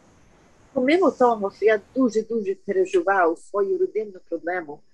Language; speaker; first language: Ukrainian; early bilingual, heritage; Ukrainian